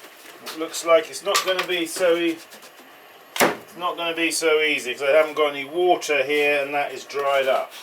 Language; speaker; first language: English; native; English